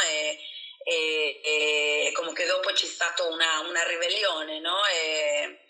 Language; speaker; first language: Italian; non-native, fluent; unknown